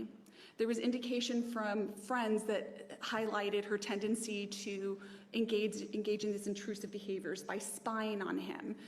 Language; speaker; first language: English; native; English